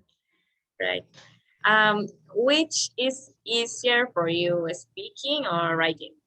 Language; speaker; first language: English; non-native, learner; Spanish